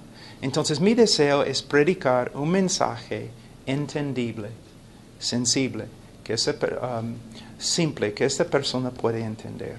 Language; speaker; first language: Spanish; non-native, fluent; English